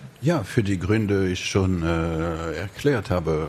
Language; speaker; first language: German; non-native, fluent; French